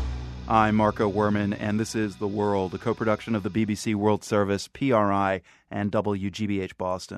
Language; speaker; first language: English; native; English